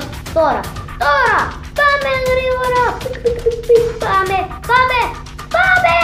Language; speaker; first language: Greek; non-native, learner; Arabic